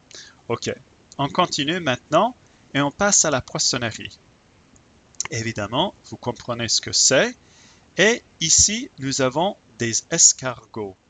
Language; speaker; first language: French; non-native, fluent; English